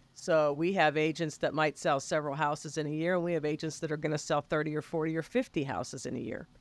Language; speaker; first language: English; native; English